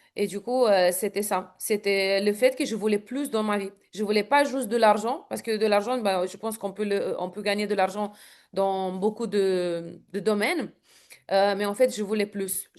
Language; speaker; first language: French; non-native, fluent; Romanian